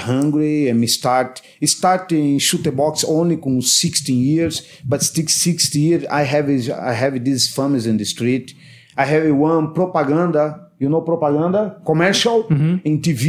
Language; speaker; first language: English; non-native, learner; Portuguese